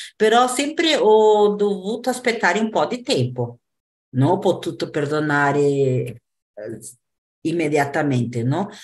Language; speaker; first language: Italian; non-native, fluent; Portuguese